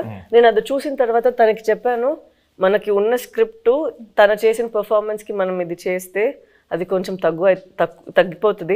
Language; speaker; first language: Telugu; non-native, fluent; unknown